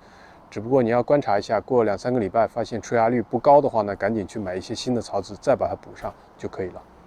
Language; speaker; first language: Chinese; native; Chinese